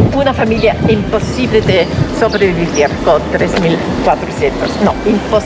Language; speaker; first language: Spanish; non-native, learner; Italian